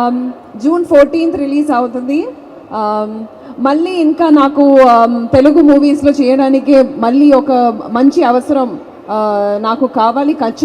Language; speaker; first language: Telugu; non-native, learner; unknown